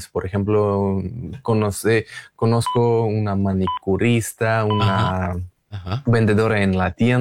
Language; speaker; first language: Spanish; non-native, fluent; Russian